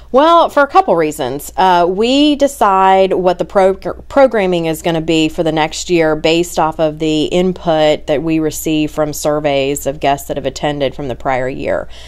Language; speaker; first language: English; native; English